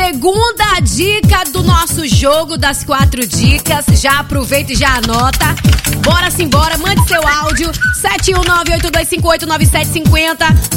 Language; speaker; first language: Portuguese; native; Portuguese